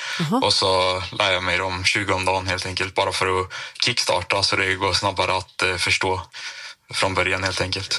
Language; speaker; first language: Swedish; native; Swedish